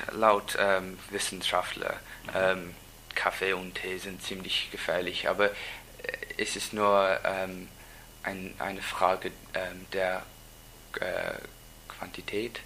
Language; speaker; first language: German; non-native, learner; English